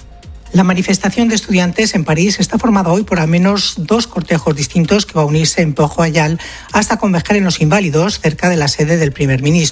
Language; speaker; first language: Spanish; native; Spanish